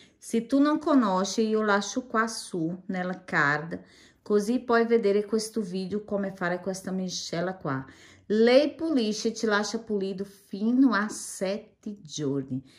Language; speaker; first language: Italian; non-native, fluent; Portuguese